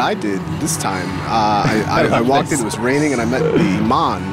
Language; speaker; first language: English; native; English